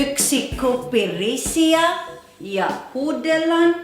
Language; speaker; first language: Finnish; non-native, learner; Filipino